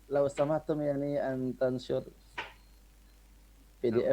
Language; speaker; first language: Arabic; non-native, fluent; Indonesian